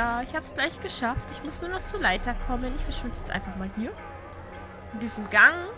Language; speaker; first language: German; native; German